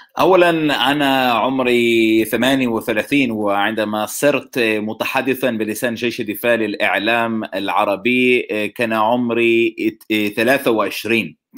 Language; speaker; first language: Arabic; non-native, local second language; Hebrew